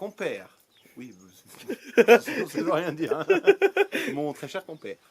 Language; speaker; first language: French; native; French